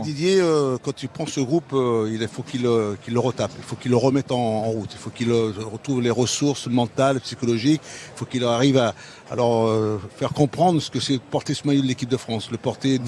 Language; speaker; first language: French; native; French